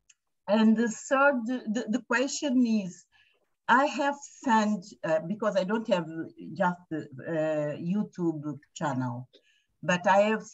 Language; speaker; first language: English; non-native, fluent; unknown